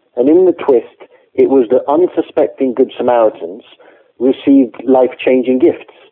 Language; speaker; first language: English; native; English